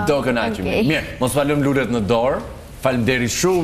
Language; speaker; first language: Albanian; native; Albanian